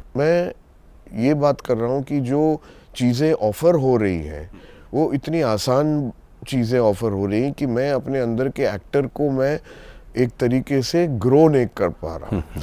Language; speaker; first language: Hindi; non-native, local second language; Tamil